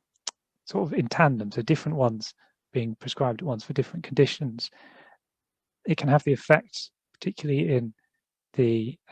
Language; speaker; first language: English; native; English